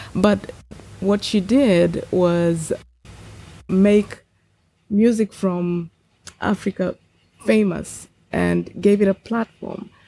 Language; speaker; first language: English; non-native, local second language; Gusii